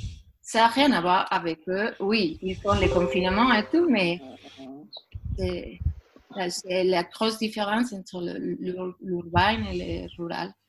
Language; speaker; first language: French; non-native, learner; Spanish